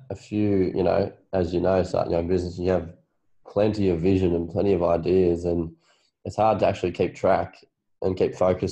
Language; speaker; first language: English; native; English